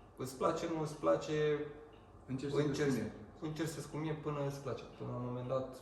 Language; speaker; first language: Romanian; early bilingual, heritage; Romanian